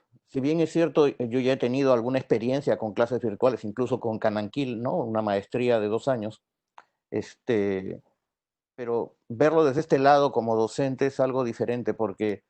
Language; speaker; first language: Spanish; native; Spanish